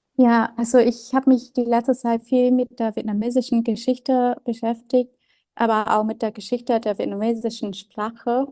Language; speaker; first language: German; non-native, fluent; Vietnamese